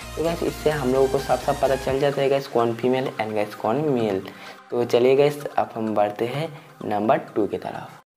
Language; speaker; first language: Hindi; non-native, local second language; Bangla